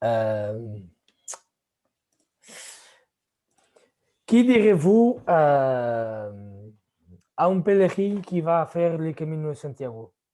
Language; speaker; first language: French; non-native, learner; Spanish